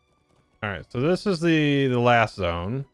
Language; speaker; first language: English; native; English